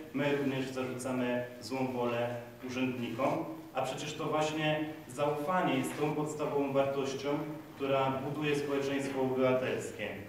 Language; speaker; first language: Polish; native; Polish